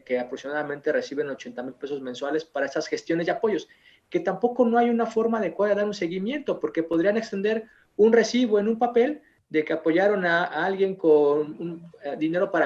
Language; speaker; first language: Spanish; native; Spanish